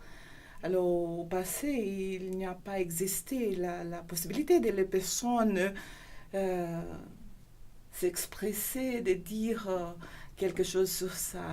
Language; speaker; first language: French; non-native, learner; Portuguese